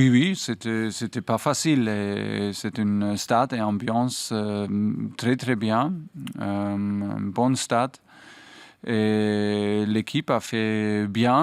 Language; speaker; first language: French; non-native, fluent; German